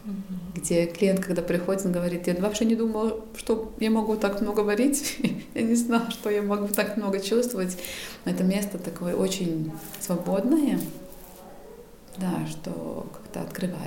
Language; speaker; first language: Russian; non-native, local second language; Latvian